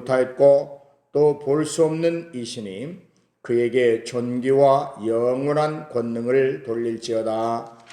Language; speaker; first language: Korean; native; Korean